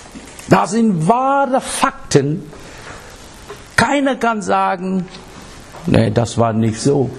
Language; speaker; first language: German; non-native, fluent; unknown